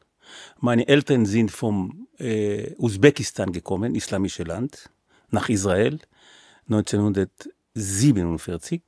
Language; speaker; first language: German; non-native, fluent; Hebrew